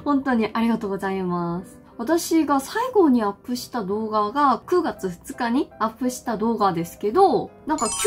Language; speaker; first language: Japanese; non-native, fluent; Korean